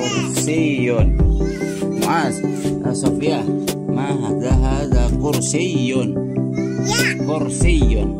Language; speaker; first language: Arabic; non-native, fluent; Indonesian